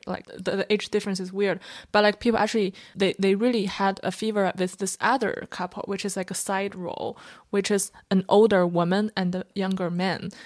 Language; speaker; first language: English; non-native, fluent; Chinese